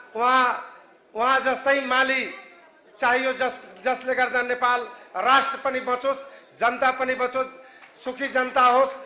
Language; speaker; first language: Nepali; non-native, local second language; Bhojpuri